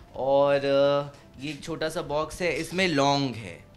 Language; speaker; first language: Hindi; native; Hindi